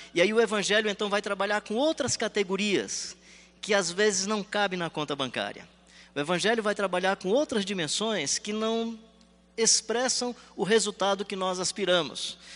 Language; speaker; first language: Portuguese; native; Portuguese